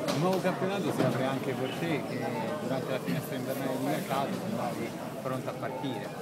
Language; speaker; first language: Italian; native; Italian